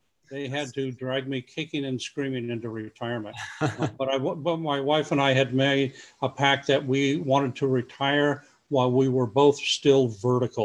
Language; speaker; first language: English; native; English